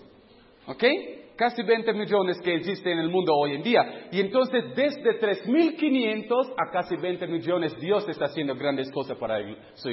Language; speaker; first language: Spanish; non-native, fluent; English